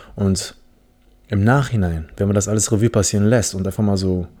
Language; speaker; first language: German; early bilingual, other home language; English